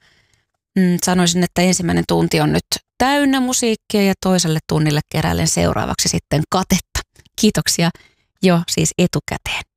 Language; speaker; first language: Finnish; native; Finnish